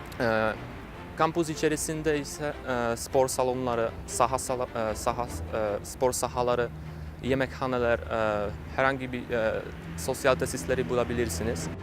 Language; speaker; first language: Turkish; non-native, learner; Polish